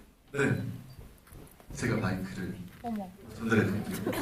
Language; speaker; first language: Korean; native; Korean